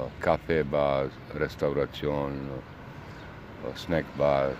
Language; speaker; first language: German; non-native, learner; Bosnian